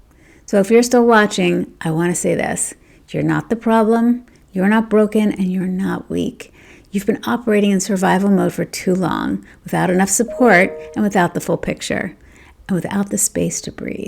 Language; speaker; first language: English; native; English